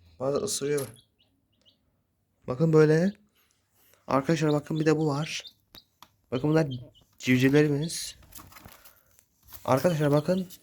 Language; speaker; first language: Turkish; native; Turkish